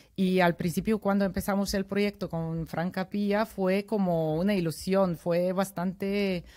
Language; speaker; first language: Spanish; non-native, fluent; Bulgarian